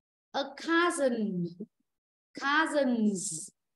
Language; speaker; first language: English; non-native, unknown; Vietnamese